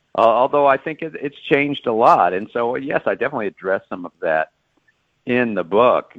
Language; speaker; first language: English; native; English